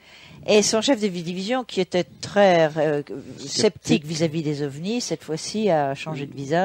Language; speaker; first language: French; native; French